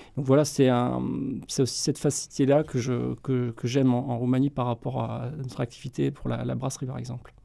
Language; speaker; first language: French; native; French